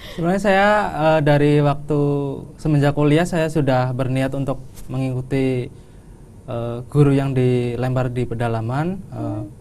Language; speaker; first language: Indonesian; non-native, local second language; Javanese